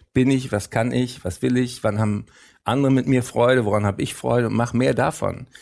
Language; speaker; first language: German; native; German